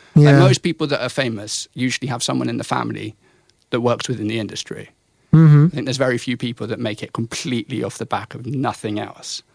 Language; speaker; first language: English; native; English